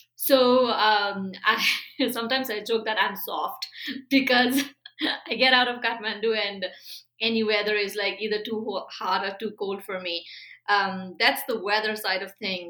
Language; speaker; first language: English; non-native, local second language; Nepali